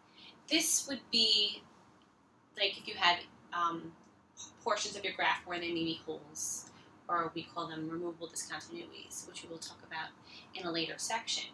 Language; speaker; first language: English; native; English